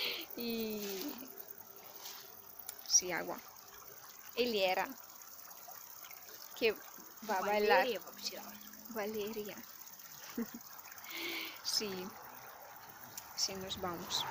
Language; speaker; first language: Spanish; non-native, learner; Russian